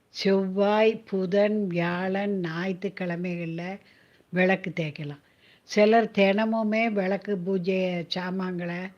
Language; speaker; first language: Tamil; native; Tamil